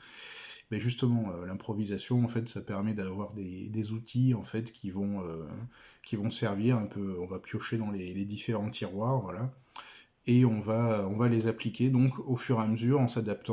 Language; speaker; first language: French; native; French